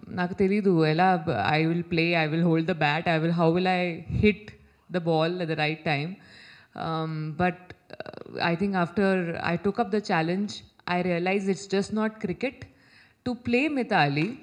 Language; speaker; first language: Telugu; non-native, learner; Hindi